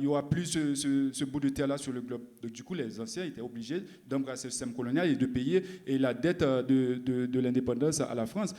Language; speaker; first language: French; non-native, local second language; Haitian Creole